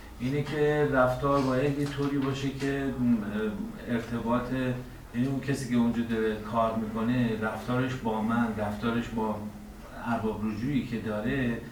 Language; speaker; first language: Persian; native; Persian